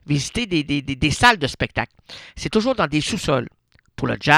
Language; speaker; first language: French; native; French